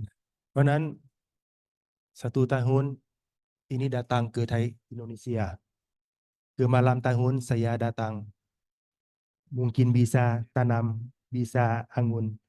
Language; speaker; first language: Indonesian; non-native, learner; Thai